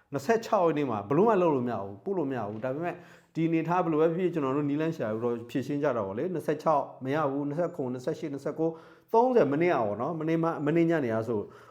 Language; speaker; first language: Burmese; non-native, local second language; S'gaw Karen